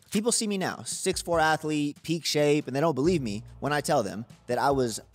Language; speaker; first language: English; native; English